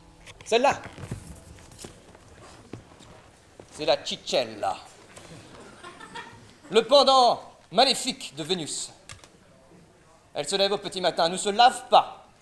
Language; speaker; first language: French; native; French